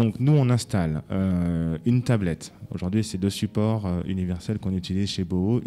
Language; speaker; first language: French; native; French